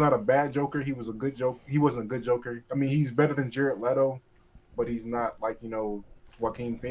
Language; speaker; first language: English; native; English